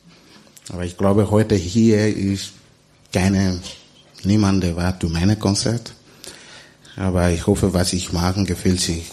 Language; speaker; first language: German; non-native, learner; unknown